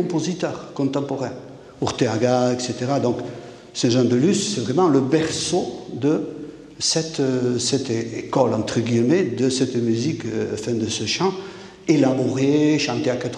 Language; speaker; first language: French; native; French